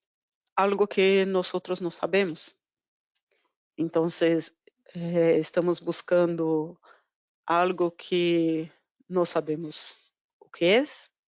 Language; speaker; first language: Spanish; non-native, fluent; Portuguese